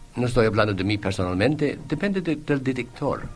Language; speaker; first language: Spanish; non-native, fluent; English